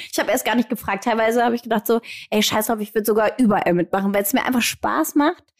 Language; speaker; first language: German; early bilingual, other home language; Greek